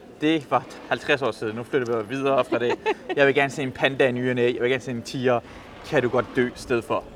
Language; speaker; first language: Danish; early bilingual, other home language; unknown